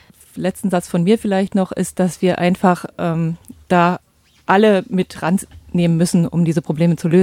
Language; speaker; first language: German; native; German